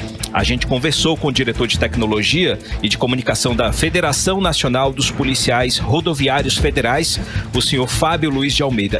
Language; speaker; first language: Portuguese; native; Portuguese